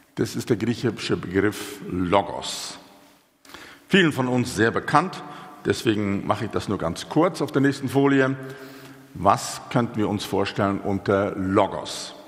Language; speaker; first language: German; non-native, fluent; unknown